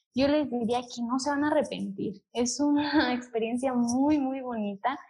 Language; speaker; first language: Spanish; native; Spanish